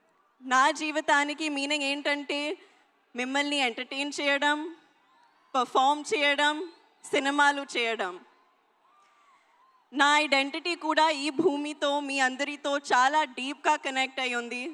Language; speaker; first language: Telugu; non-native, learner; Hindi